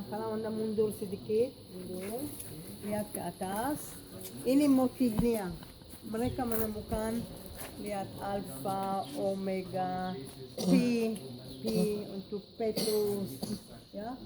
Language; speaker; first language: Indonesian; non-native, fluent; Hebrew